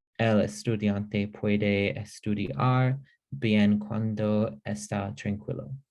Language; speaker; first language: Spanish; non-native, learner; English